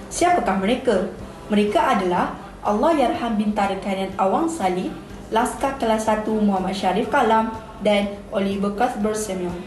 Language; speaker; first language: Malay; native; Malay